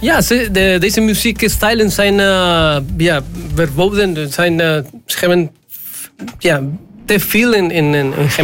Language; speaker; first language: Dutch; non-native, learner; Spanish